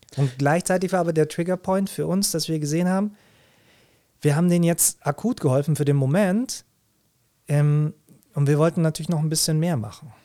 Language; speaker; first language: German; early bilingual, other home language; Arabic